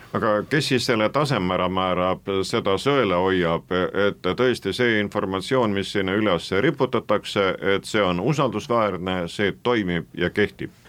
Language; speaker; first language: Estonian; native; Estonian